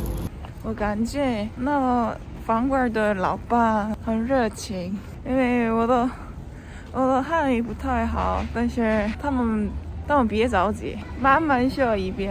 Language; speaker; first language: Chinese; non-native, learner; Korean